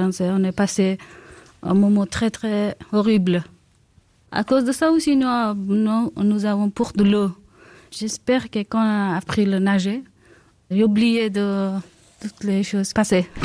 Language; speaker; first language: French; non-native, learner; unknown